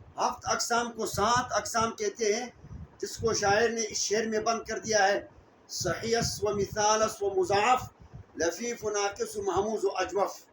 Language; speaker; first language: Urdu; non-native, local second language; Pashto